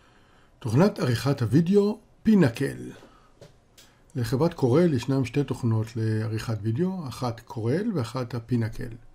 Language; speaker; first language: Hebrew; native; Hebrew